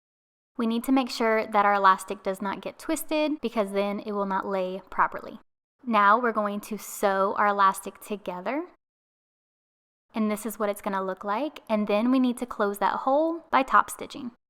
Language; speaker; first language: English; native; English